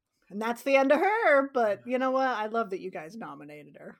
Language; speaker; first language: English; native; English